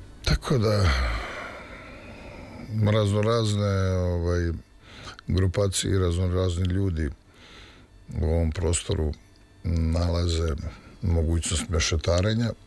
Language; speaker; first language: Serbian; native; Serbian